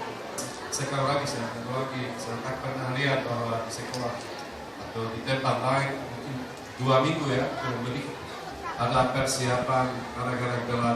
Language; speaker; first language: Indonesian; non-native, fluent; Slovak